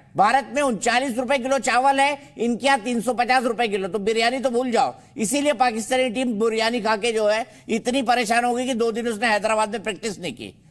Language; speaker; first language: Hindi; native; Hindi